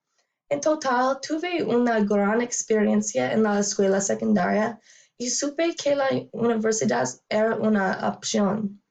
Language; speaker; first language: Spanish; non-native, learner; English